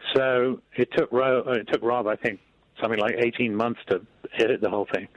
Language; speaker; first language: English; native; English